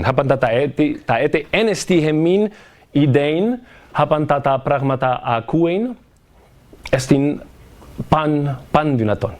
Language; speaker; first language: Greek; non-native, fluent; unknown